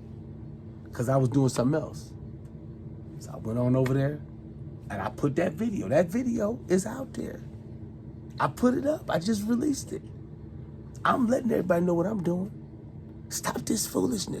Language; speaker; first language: English; native; English